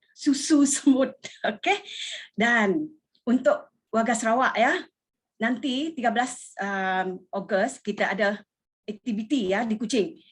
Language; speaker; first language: Malay; non-native, local second language; Iban